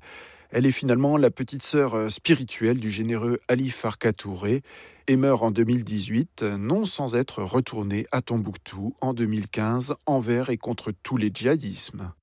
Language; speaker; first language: French; native; French